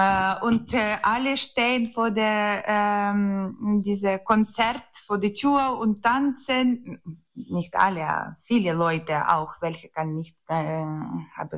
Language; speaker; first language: German; non-native, learner; Ukrainian